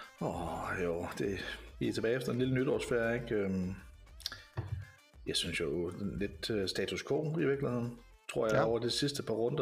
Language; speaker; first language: Danish; native; Danish